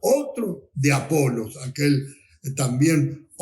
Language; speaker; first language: Spanish; native; Spanish